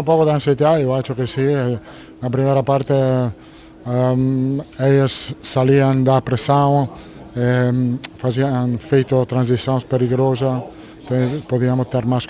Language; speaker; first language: Portuguese; non-native, fluent; Italian